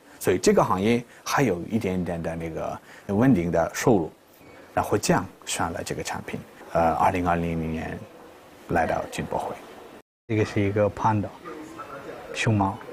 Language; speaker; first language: Chinese; non-native, fluent; Persian